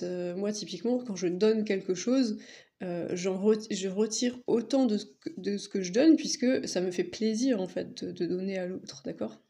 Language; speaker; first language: French; native; French